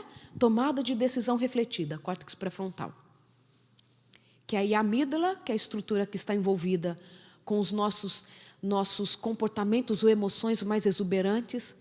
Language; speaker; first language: Portuguese; native; Portuguese